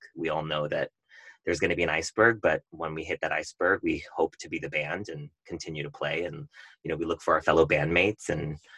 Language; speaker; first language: English; native; English